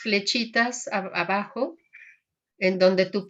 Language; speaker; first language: Spanish; native; Spanish